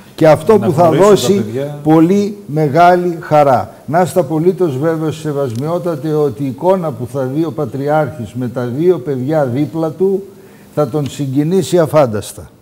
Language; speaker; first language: Greek; native; Greek